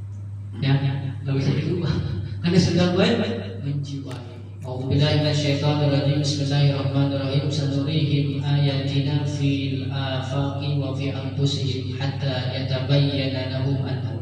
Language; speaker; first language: Indonesian; native; Indonesian